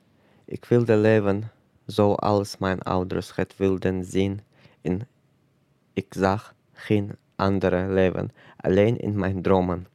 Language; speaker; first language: Dutch; non-native, learner; Chechen